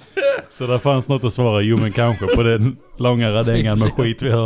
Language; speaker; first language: Swedish; native; Swedish